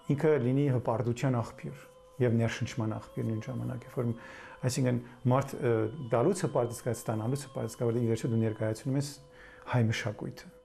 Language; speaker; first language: Armenian; early bilingual, heritage; Armenian